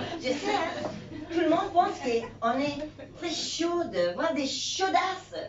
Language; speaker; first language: French; non-native, fluent; Italian